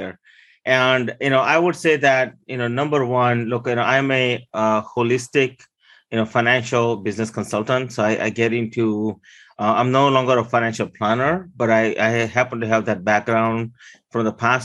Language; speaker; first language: English; early bilingual, other home language; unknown